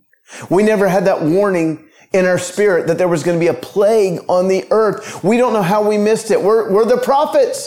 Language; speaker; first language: English; native; English